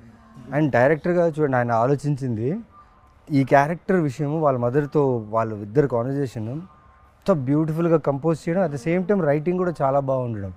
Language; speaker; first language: Telugu; native; Telugu